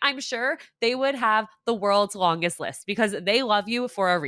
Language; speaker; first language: English; native; English